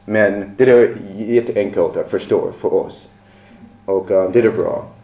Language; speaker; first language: Swedish; non-native, learner; English